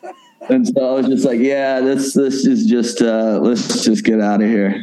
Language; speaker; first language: English; native; English